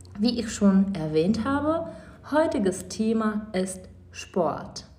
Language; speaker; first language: German; non-native, fluent; Czech